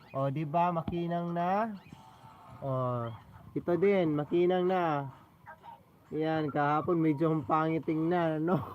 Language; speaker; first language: Filipino; non-native, local second language; Cebuano